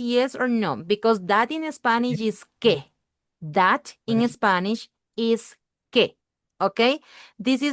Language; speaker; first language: English; non-native, learner; Spanish